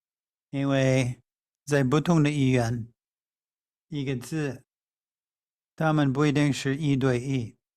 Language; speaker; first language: Chinese; non-native, fluent; English